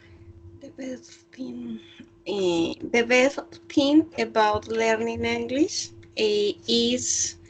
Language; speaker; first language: English; non-native, learner; Spanish